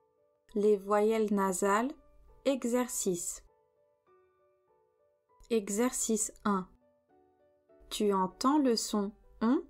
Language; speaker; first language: French; native; French